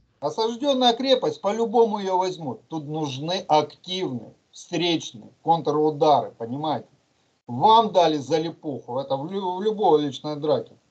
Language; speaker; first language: Russian; native; Russian